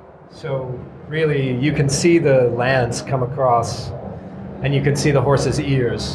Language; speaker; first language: English; native; English